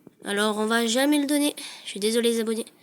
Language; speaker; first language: French; native; French